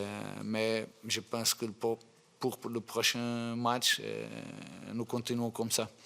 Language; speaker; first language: French; non-native, fluent; Portuguese